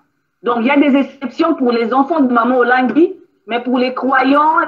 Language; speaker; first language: French; non-native, local second language; Lingala